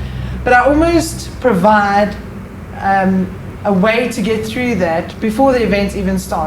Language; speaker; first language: English; native; English